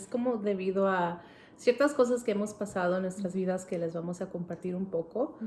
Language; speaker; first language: Spanish; early bilingual, heritage; Spanish